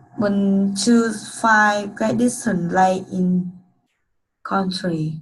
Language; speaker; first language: English; non-native, learner; Vietnamese